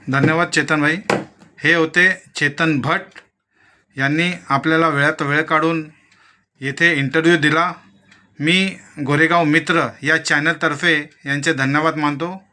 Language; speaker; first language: Marathi; native; Marathi